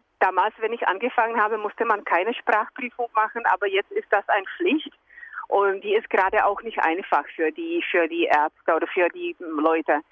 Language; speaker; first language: German; non-native, fluent; Czech